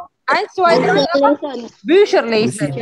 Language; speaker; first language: German; non-native, learner; Indonesian